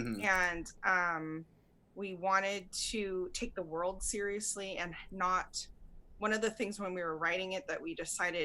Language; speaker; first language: English; native; English